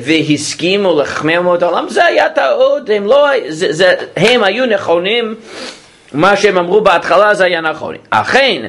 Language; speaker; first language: Hebrew; non-native, fluent; English